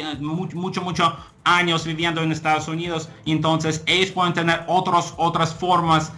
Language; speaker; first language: Spanish; non-native, fluent; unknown